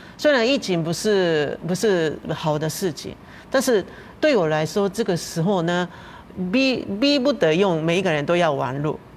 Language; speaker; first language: Chinese; non-native, fluent; Japanese